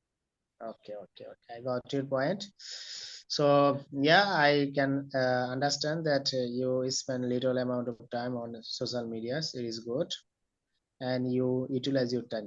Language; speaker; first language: English; non-native, learner; Bangla